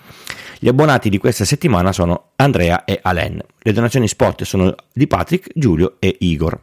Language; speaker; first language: Italian; native; Italian